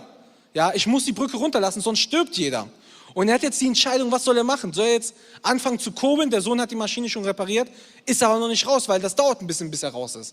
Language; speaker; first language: German; native; German